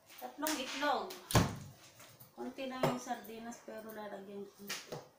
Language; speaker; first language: Filipino; non-native, local second language; Iloko